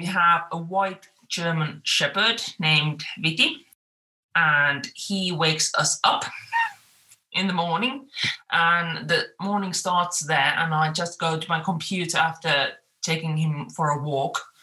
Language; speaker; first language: English; non-native, fluent; Finnish